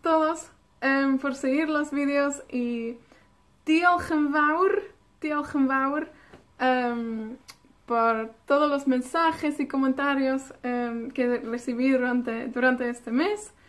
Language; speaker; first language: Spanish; non-native, fluent; Welsh